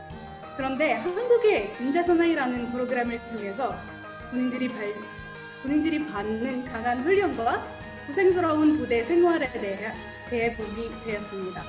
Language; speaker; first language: Korean; non-native, fluent; Arabic